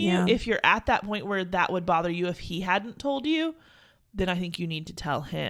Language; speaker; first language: English; native; English